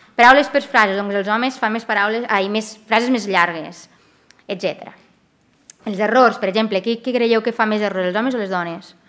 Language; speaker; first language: Catalan; native; Catalan